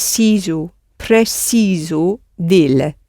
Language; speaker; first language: Portuguese; non-native, learner; English